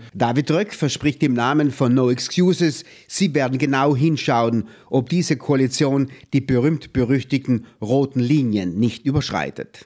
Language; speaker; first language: German; native; German